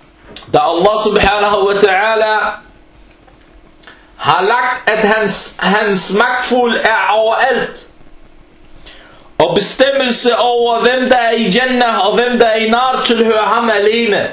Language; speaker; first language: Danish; non-native, fluent; Arabic